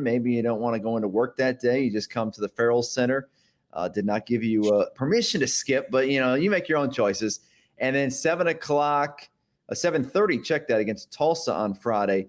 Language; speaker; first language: English; native; English